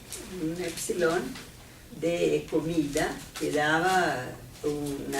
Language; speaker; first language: Spanish; non-native, fluent; Portuguese